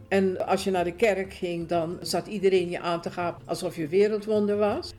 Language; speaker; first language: Dutch; native; Dutch